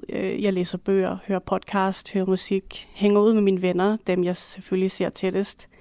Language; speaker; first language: Danish; native; Danish